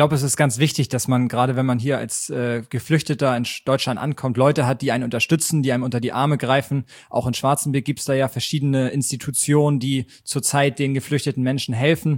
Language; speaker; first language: German; native; German